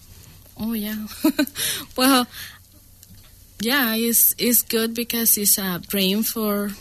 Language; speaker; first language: English; non-native, learner; Spanish